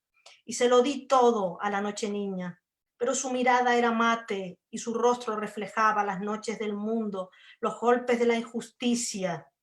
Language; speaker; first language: Spanish; native; Spanish